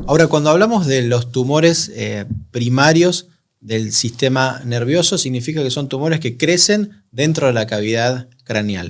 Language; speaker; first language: Spanish; native; Spanish